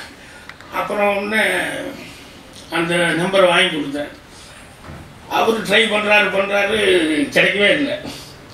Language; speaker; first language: Tamil; native; Tamil